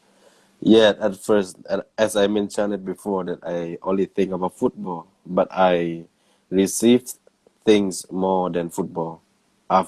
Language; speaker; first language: English; non-native, learner; Thai